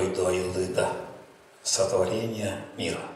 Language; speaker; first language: Russian; non-native, local second language; Yakut